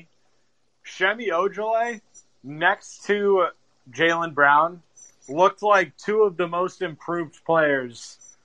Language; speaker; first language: English; native; English